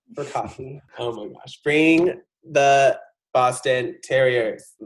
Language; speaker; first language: English; native; English